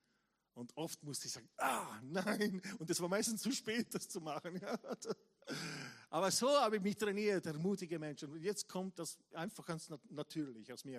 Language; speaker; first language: German; non-native, fluent; English